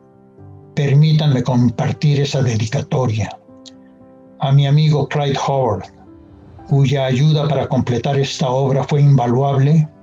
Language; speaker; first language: Spanish; native; Spanish